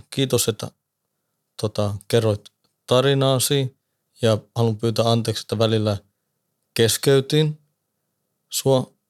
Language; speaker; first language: Finnish; native; Finnish